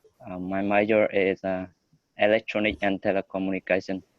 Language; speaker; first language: English; non-native, learner; Vietnamese